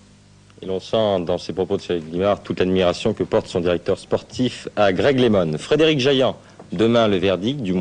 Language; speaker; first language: French; native; French